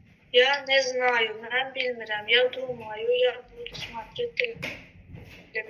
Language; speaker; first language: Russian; non-native, learner; Azerbaijani